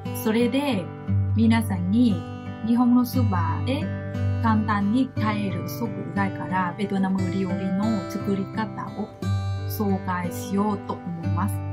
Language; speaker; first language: Japanese; non-native, fluent; Vietnamese